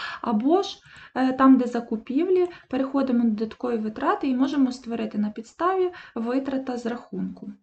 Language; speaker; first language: Ukrainian; native; Ukrainian